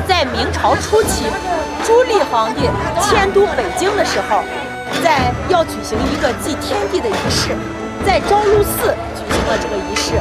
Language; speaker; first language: Chinese; native; Chinese